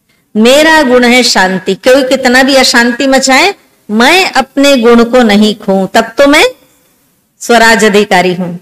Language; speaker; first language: Hindi; native; Hindi